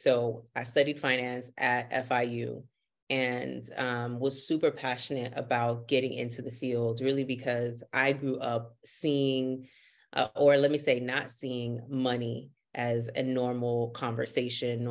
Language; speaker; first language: English; early bilingual, other home language; Haitian Creole